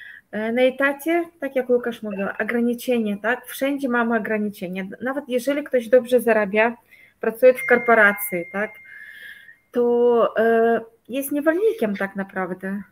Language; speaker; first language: Polish; non-native, fluent; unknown